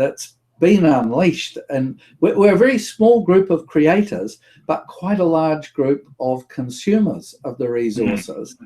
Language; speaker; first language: English; native; English